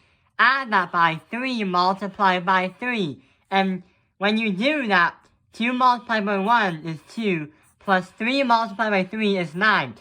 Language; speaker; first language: English; native; English